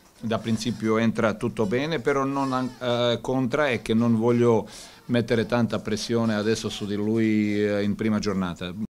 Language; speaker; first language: Italian; non-native, learner; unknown